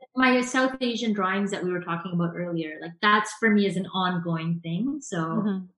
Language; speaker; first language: English; native; English